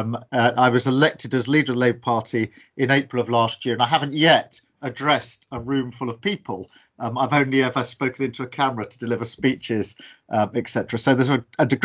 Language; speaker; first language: English; native; English